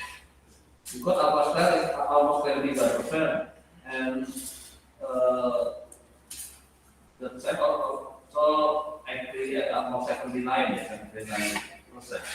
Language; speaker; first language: English; non-native, learner; Indonesian